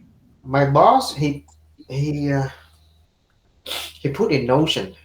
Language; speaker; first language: English; non-native, learner; Vietnamese